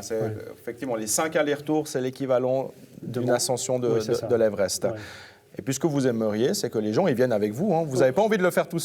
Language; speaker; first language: French; native; French